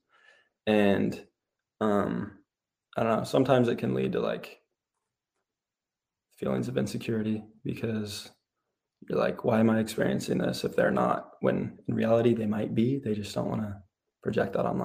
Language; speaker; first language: English; native; English